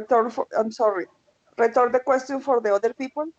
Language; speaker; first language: English; non-native, learner; Spanish